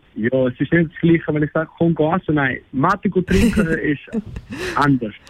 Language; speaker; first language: German; non-native, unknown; Spanish